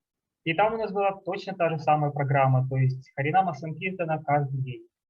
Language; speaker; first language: Russian; native; Russian